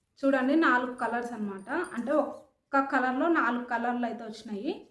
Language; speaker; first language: Telugu; native; Telugu